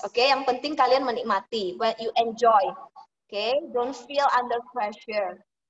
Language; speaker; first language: English; non-native, fluent; Indonesian